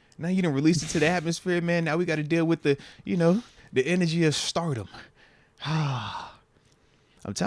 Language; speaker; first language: English; native; English